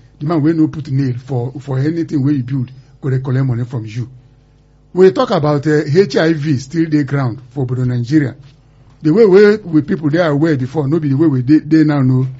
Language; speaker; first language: Nigerian Pidgin; non-native, local second language; Yoruba